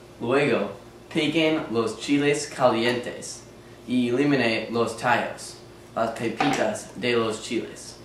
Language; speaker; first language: Spanish; non-native, learner; English